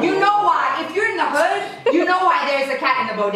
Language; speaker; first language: English; native; English